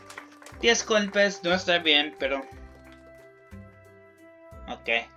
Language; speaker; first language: Spanish; non-native, learner; English